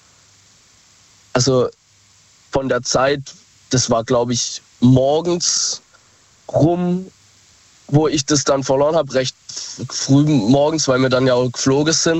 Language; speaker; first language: German; native; German